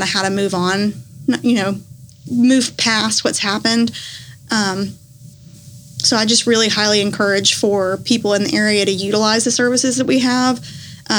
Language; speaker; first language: English; native; English